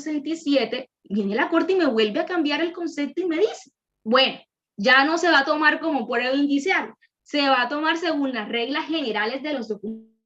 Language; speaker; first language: Spanish; native; Spanish